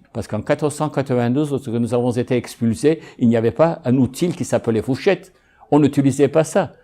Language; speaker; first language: French; non-native, fluent; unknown